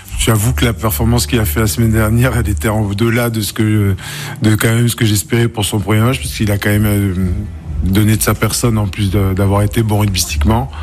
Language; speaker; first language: French; native; French